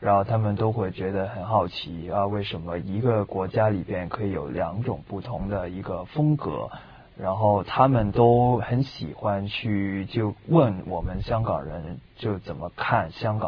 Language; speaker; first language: Chinese; non-native, local second language; Cantonese